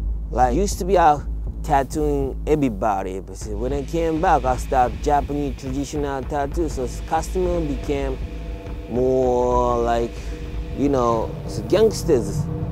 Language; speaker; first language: English; non-native, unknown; Japanese